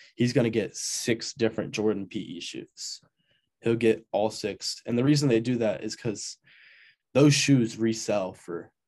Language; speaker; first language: English; native; English